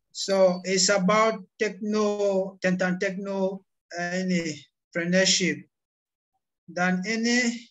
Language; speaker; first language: Indonesian; non-native, learner; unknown